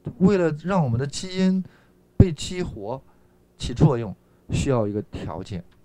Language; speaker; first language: Chinese; non-native, fluent; Korean